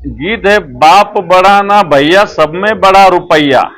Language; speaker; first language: Hindi; non-native, local second language; Marathi